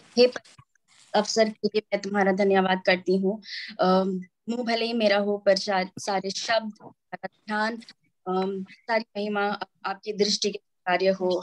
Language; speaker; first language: Hindi; non-native, local second language; Santali